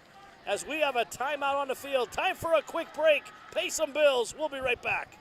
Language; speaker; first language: English; native; English